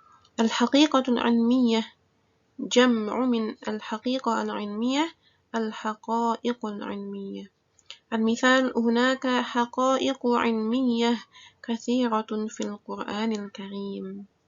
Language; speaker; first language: Arabic; non-native, fluent; Indonesian